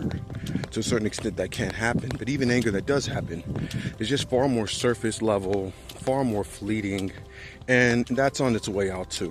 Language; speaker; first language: English; native; English